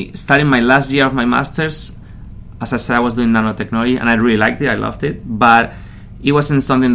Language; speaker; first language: English; non-native, fluent; Spanish